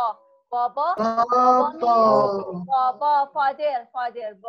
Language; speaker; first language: English; non-native, learner; Persian